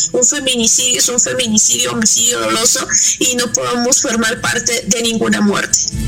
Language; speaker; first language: Spanish; native; Spanish